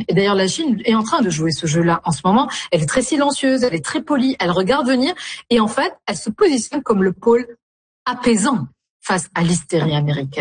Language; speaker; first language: French; native; French